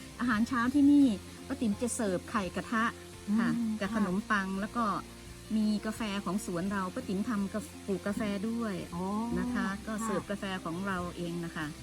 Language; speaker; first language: Thai; native; Thai